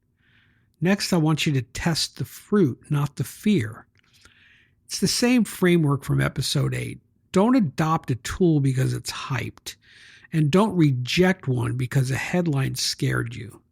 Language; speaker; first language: English; native; English